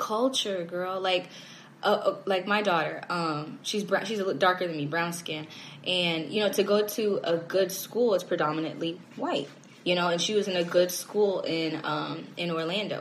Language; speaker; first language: English; native; English